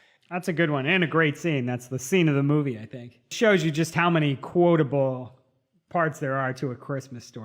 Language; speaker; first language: English; native; English